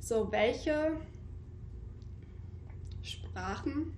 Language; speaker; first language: German; non-native, fluent; English